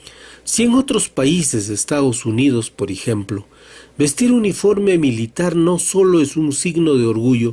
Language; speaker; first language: Spanish; native; Spanish